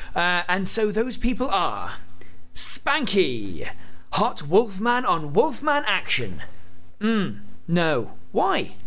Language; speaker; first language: English; native; English